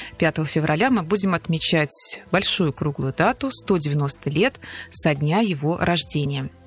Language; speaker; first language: Russian; native; Russian